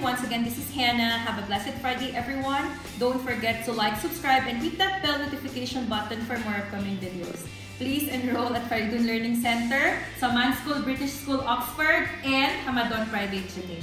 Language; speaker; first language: English; non-native, local second language; Filipino